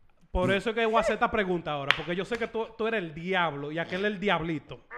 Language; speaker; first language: Spanish; early bilingual, heritage; Spanish